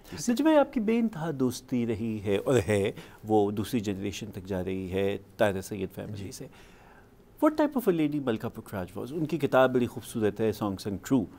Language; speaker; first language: Urdu; native; Urdu